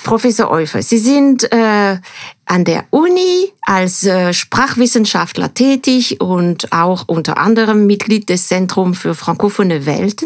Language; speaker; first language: German; non-native, fluent; French